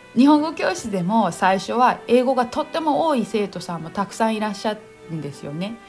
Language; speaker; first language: Japanese; native; Japanese